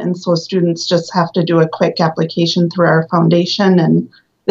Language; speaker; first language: English; native; English